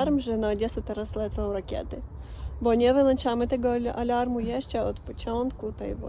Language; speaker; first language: Polish; non-native, fluent; Russian